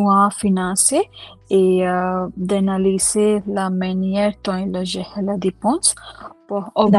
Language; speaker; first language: French; non-native, learner; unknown